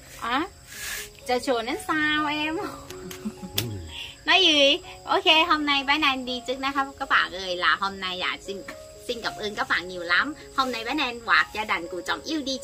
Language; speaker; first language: Vietnamese; non-native, learner; Thai